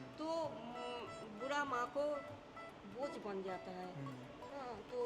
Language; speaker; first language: Hindi; non-native, local second language; Bangla